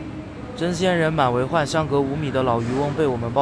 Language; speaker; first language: Chinese; native; Chinese